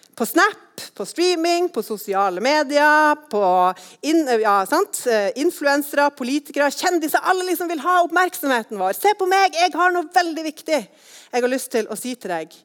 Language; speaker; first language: Norwegian; native; Norwegian